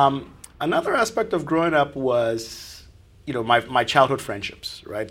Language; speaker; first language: English; non-native, local second language; Akan